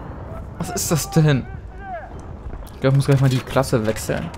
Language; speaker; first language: German; native; German